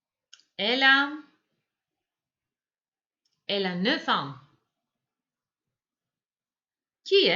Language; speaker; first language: French; non-native, fluent; Macedonian